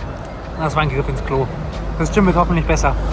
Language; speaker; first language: German; native; German